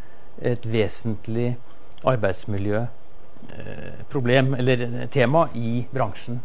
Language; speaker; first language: Norwegian; native; Norwegian